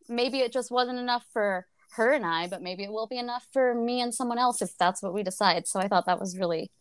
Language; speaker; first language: English; native; English